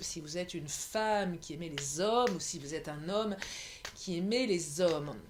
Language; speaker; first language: French; native; French